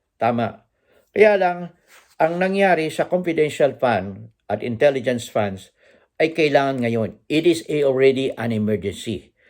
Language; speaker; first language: Filipino; native; Filipino